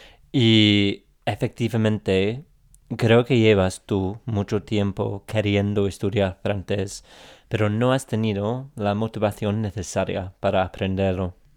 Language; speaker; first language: Spanish; non-native, fluent; English